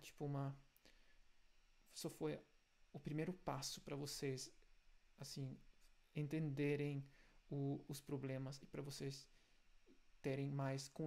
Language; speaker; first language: Portuguese; non-native, fluent; German